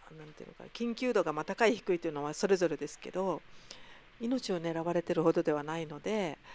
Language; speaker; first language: Japanese; native; Japanese